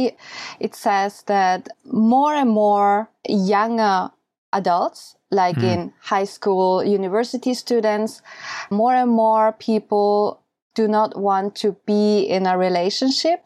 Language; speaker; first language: English; non-native, fluent; German